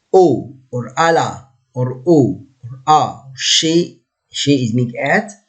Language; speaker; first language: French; non-native, learner; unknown